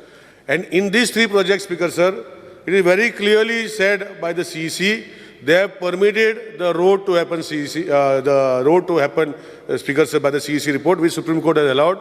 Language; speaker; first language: English; non-native, local second language; Konkani